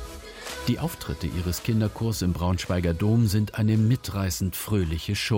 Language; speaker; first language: German; native; German